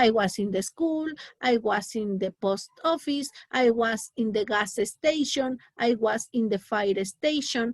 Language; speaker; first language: English; non-native, learner; Spanish